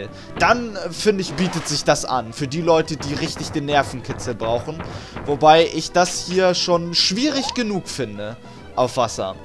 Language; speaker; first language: German; native; German